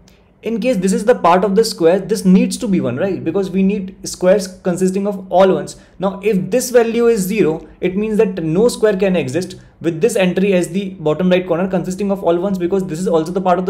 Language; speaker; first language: English; non-native, local second language; Hindi